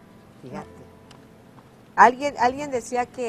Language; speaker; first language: Spanish; native; Spanish